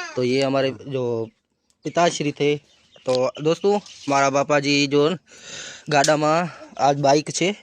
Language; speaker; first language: Urdu; non-native, local second language; Gujarati